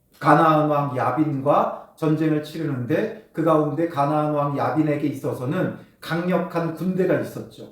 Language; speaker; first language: Korean; native; Korean